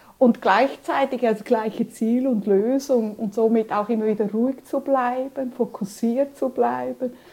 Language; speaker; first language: German; early bilingual, other home language; Spanish